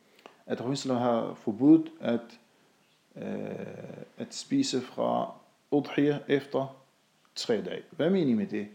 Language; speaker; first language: Danish; non-native, fluent; Arabic